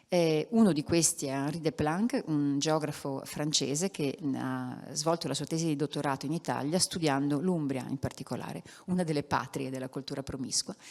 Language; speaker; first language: Italian; native; Italian